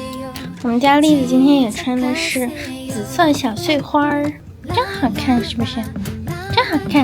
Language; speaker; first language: Chinese; native; Chinese